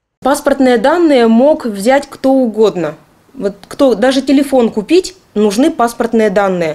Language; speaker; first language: Russian; native; Russian